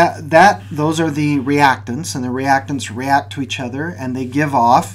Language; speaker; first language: English; native; English